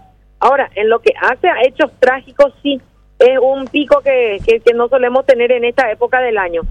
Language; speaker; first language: Spanish; native; Spanish